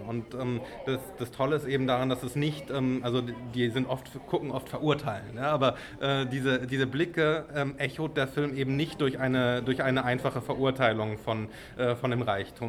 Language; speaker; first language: German; native; German